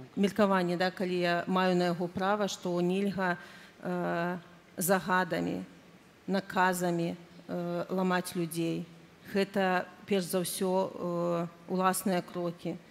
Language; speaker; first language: Belarusian; non-native, local second language; Russian